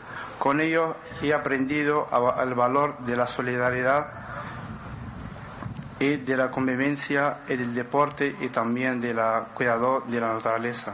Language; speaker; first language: Spanish; non-native, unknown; Arabic